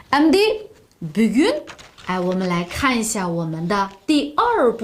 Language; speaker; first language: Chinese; non-native, local second language; Uyghur